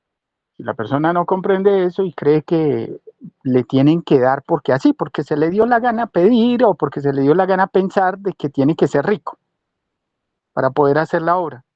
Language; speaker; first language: Spanish; native; Spanish